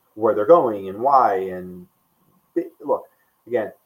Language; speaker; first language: English; non-native, fluent; Portuguese